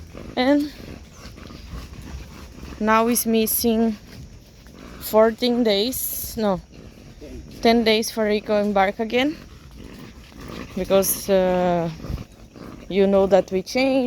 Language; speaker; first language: English; non-native, learner; Portuguese